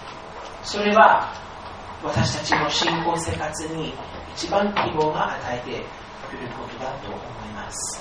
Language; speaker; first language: Japanese; non-native, fluent; English